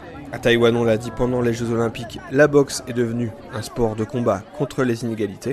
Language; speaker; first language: French; native; French